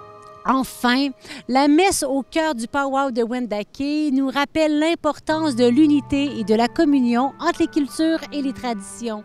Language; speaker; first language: French; native; French